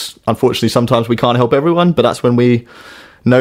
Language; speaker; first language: English; native; English